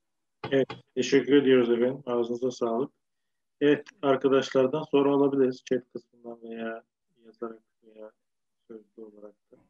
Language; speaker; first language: Turkish; native; Turkish